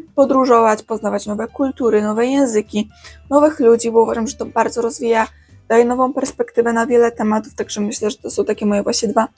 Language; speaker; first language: Polish; native; Polish